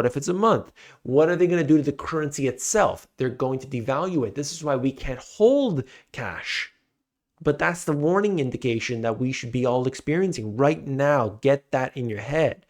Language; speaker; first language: English; native; English